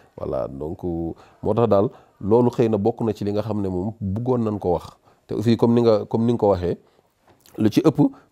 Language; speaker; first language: Wolof; native; Wolof